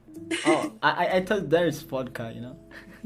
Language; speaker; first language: English; non-native, learner; Indonesian